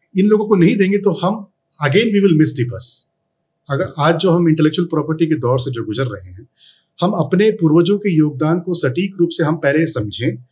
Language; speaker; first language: Hindi; non-native, local second language; Tamil